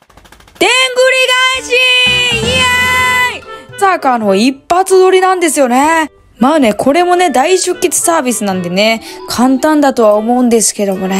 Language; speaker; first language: Japanese; native; Japanese